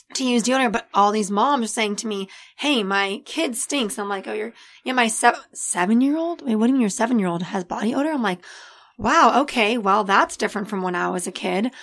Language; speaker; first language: English; native; English